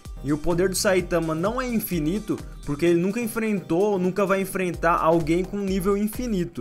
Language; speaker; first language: Portuguese; native; Portuguese